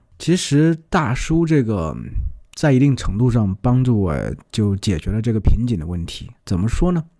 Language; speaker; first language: Chinese; native; Chinese